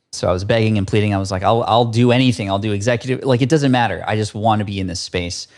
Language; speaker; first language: English; early bilingual, other home language; Filipino